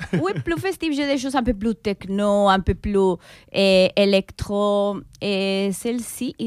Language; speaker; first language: French; non-native, fluent; Spanish